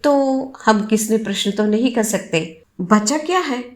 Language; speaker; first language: Hindi; non-native, local second language; Telugu